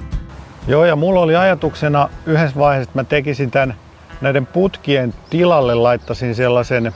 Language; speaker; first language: Finnish; native; Finnish